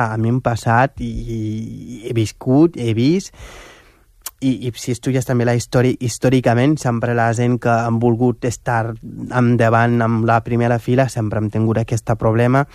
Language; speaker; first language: Catalan; non-native, fluent; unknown